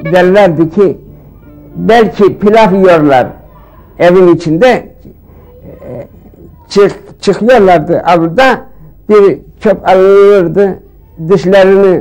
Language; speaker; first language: Turkish; early bilingual, heritage; Turkish